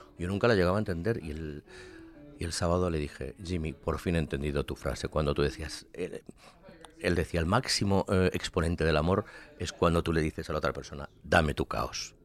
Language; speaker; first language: Spanish; native; Spanish